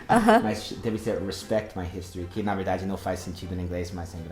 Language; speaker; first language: Portuguese; non-native, fluent; English